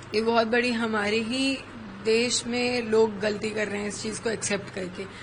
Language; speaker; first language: Hindi; native; Hindi